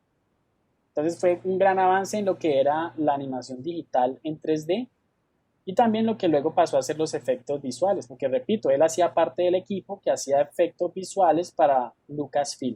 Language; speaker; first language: Spanish; native; Spanish